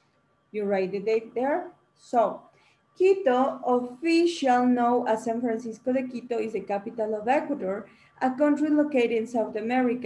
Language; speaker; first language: English; non-native, learner; Spanish